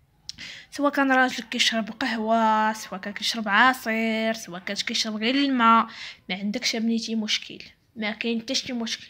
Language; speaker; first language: Arabic; native; Arabic